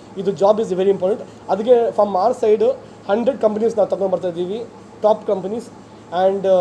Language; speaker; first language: Kannada; non-native, local second language; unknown